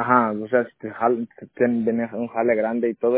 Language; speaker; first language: Spanish; early bilingual, heritage; Spanish